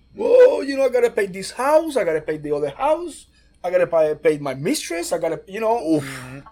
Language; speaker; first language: English; non-native, fluent; Spanish